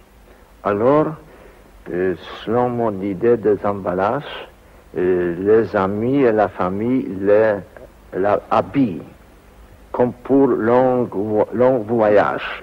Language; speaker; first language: French; non-native, fluent; Polish